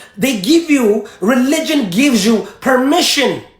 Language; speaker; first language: English; early bilingual, other home language; Amharic